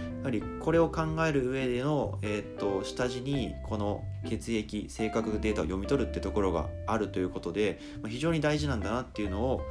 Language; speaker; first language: Japanese; native; Japanese